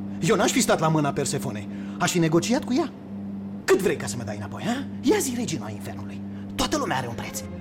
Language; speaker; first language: Romanian; native; Romanian